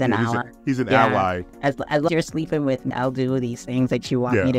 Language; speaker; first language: English; native; English